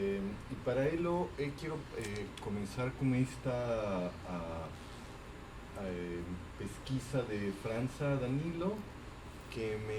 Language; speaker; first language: Portuguese; non-native, fluent; Spanish